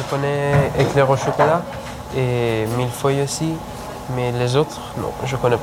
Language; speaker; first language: French; non-native, learner; Persian